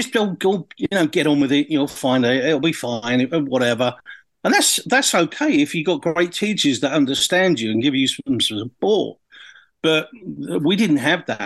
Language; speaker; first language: English; native; English